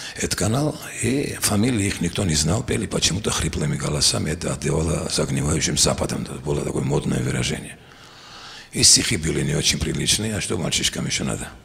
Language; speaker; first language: Russian; non-native, local second language; Georgian